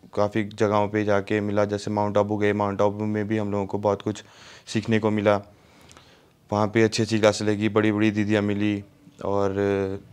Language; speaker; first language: Hindi; native; Hindi